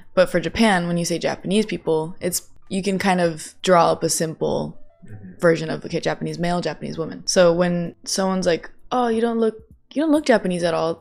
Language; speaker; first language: English; early bilingual, other home language; Japanese